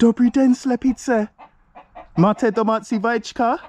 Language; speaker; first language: Czech; non-native, learner; English